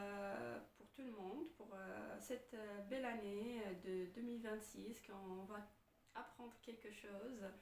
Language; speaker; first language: French; non-native, fluent; Arabic